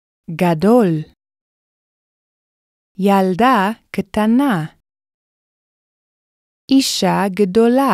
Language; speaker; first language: Hebrew; non-native, fluent; English